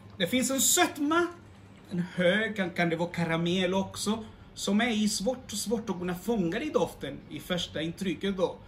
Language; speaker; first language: Swedish; non-native, fluent; Spanish